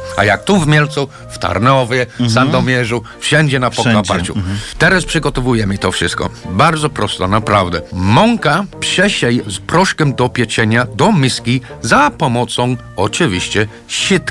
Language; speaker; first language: Polish; non-native, learner; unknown